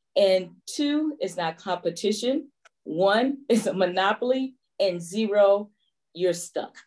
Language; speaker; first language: English; native; English